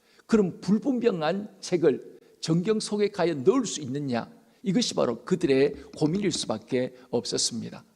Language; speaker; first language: Korean; native; Korean